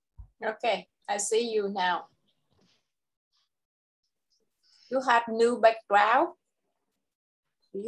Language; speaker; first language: English; non-native, local second language; Vietnamese